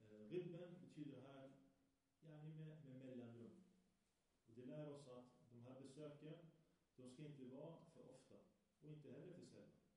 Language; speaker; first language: Swedish; early bilingual, other home language; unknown